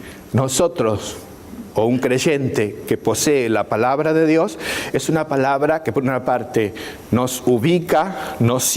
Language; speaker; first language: Spanish; native; Spanish